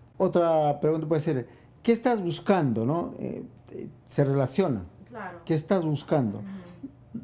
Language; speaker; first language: Spanish; non-native, local second language; Quechua